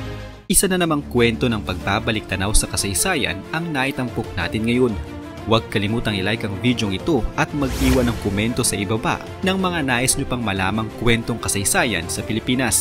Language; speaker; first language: Filipino; native; Filipino